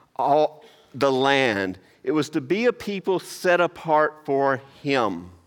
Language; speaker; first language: English; native; English